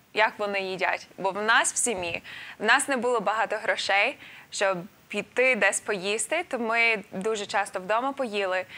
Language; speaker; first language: Ukrainian; non-native, fluent; English